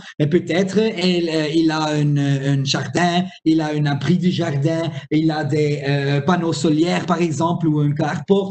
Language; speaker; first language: French; non-native, local second language; Dutch